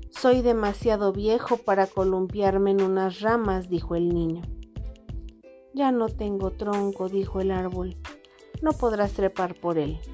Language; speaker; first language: Spanish; non-native, fluent; Portuguese